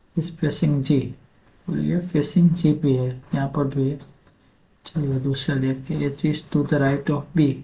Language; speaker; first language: Hindi; non-native, local second language; Gujarati